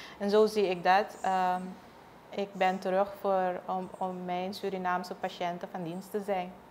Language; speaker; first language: Dutch; native; Dutch